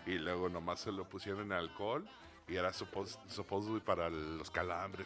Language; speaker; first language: Spanish; early bilingual, other home language; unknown